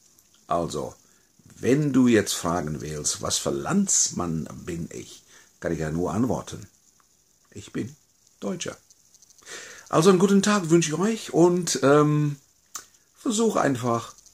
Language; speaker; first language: German; non-native, fluent; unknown